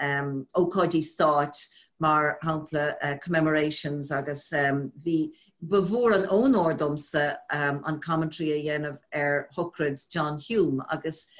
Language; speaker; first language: Irish; non-native, local second language; English